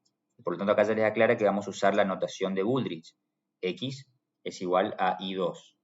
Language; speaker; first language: Spanish; native; Spanish